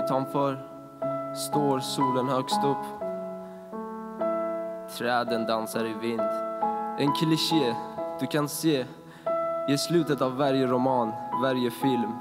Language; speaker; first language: Swedish; non-native, fluent; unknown